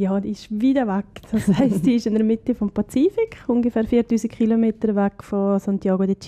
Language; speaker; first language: German; native; German